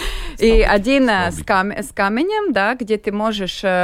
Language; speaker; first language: Russian; non-native, local second language; Latvian